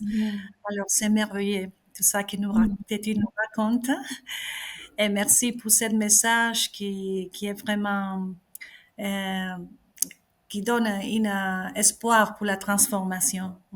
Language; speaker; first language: French; non-native, fluent; Spanish